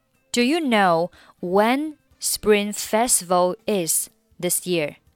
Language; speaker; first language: English; non-native, fluent; Chinese